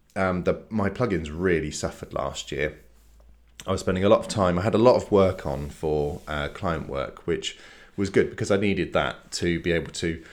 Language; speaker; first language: English; native; English